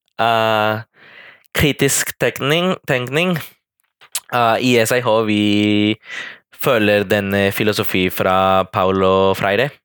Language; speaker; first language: Norwegian; non-native, fluent; Spanish